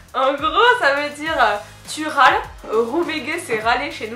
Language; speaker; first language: French; native; French